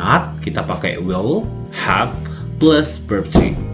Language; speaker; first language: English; non-native, fluent; Indonesian